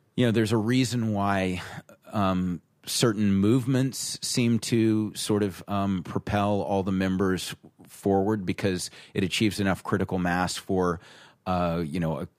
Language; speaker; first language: English; native; English